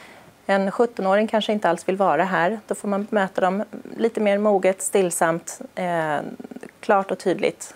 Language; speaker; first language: Swedish; native; Swedish